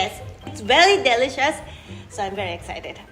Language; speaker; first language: English; non-native, fluent; Japanese